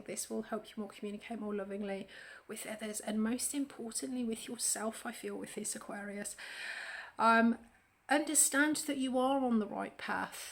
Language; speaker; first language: English; native; English